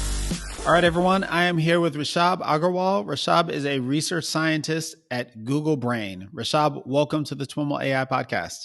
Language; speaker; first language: English; native; English